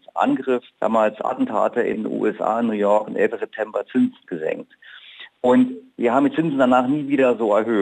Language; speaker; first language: German; native; German